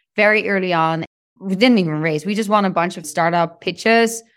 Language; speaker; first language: English; non-native, fluent; Dutch